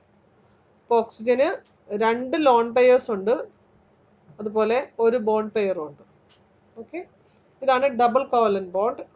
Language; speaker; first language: Malayalam; native; Malayalam